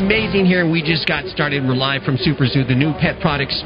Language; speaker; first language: English; native; English